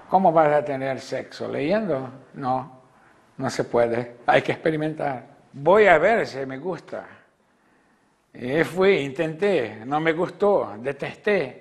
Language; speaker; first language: Spanish; non-native, fluent; Portuguese